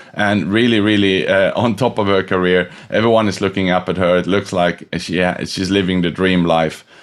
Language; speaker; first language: English; non-native, fluent; Swedish